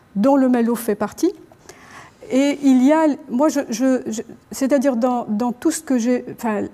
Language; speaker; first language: French; non-native, local second language; Arabic